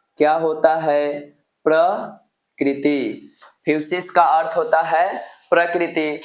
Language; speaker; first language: Hindi; native; Hindi